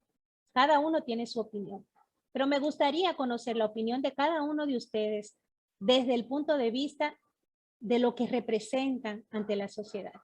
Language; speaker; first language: Spanish; native; Spanish